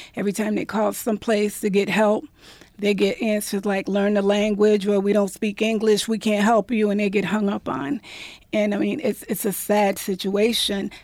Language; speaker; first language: English; non-native, local second language; Spanish